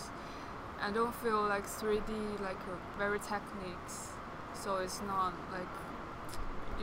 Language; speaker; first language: English; non-native, fluent; Chinese